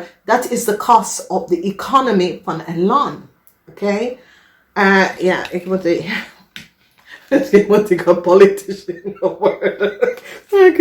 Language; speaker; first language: Dutch; non-native, fluent; English